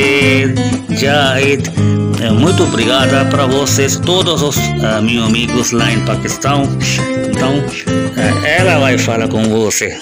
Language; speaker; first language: Portuguese; non-native, learner; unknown